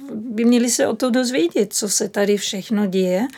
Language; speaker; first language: Czech; non-native, fluent; German